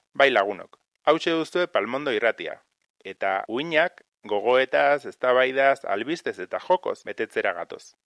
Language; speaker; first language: Basque; native; Basque